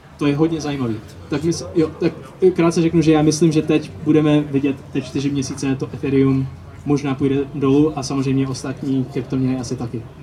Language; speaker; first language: Czech; early bilingual, heritage; Czech